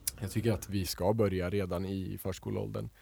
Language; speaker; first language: Swedish; native; Swedish